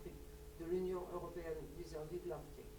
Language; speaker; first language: French; non-native, local second language; Luxembourgish